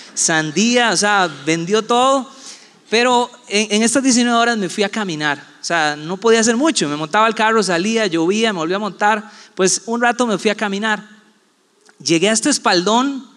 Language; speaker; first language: Spanish; native; Spanish